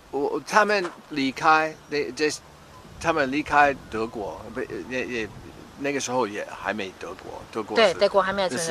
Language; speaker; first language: Chinese; non-native, fluent; English